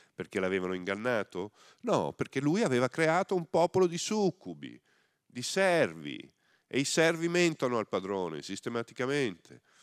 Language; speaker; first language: Italian; native; Italian